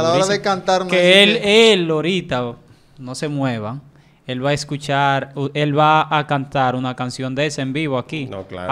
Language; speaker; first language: Spanish; native; Spanish